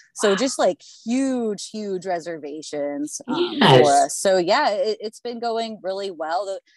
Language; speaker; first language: English; native; English